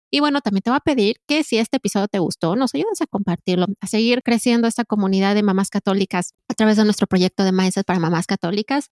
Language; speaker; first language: Spanish; native; Spanish